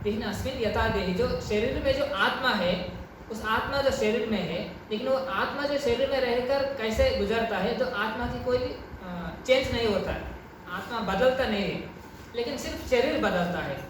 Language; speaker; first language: Hindi; non-native, local second language; Kannada